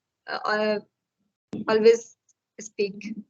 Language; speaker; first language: English; non-native, learner; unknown